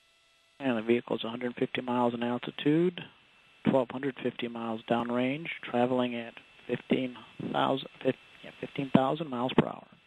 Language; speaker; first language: English; native; English